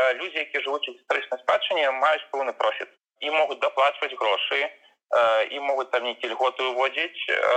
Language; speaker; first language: Belarusian; non-native, local second language; Russian